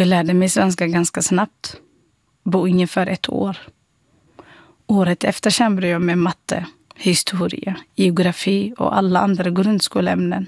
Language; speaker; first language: Swedish; non-native, fluent; Somali